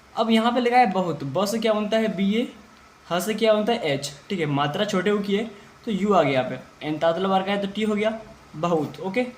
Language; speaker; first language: Hindi; native; Hindi